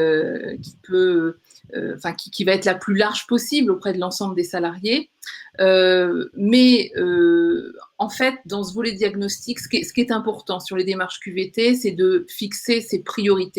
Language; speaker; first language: French; native; French